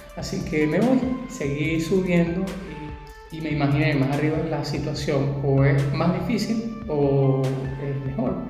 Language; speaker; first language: Spanish; native; Spanish